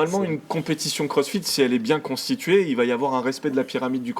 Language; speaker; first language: French; native; French